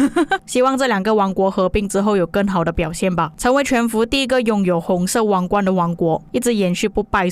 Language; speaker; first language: Chinese; native; Chinese